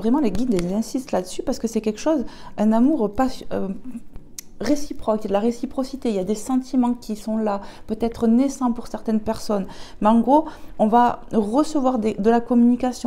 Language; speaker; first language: French; native; French